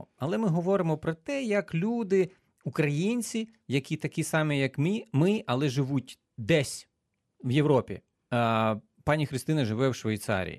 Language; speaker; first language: Ukrainian; native; Ukrainian